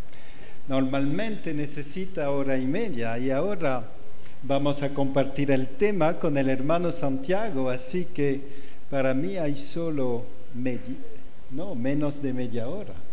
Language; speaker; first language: Spanish; non-native, fluent; French